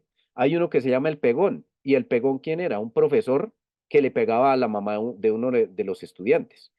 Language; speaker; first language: Spanish; native; Spanish